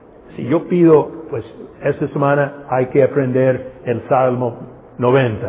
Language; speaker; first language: Spanish; non-native, fluent; English